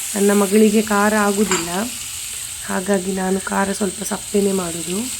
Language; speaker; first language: Kannada; non-native, local second language; Tulu